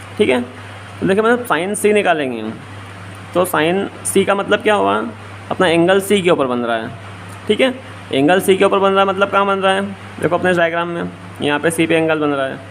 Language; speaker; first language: Hindi; native; Hindi